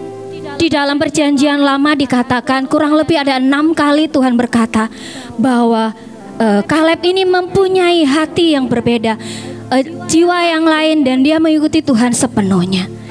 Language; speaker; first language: Indonesian; native; Indonesian